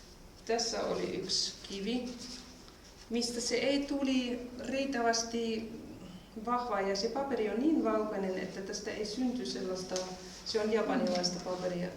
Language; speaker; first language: Finnish; non-native, fluent; German